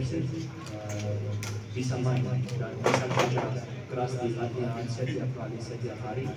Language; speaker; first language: Indonesian; non-native, learner; Dutch